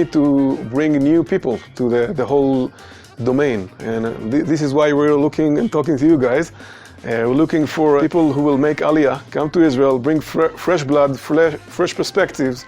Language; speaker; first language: English; non-native, fluent; Hebrew